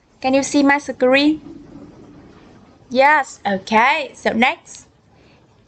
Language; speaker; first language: English; non-native, learner; Vietnamese